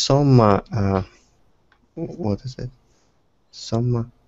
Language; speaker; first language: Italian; non-native, learner; English